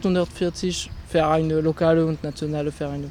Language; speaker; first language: German; non-native, fluent; French